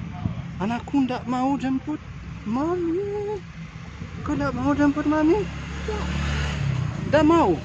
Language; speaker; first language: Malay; non-native, fluent; French